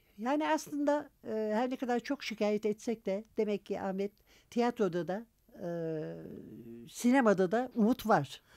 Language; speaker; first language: Turkish; native; Turkish